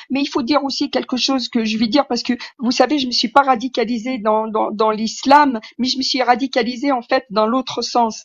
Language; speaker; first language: French; early bilingual, other home language; Riffian